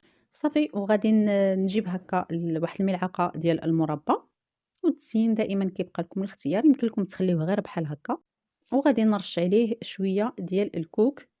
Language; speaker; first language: Arabic; native; Arabic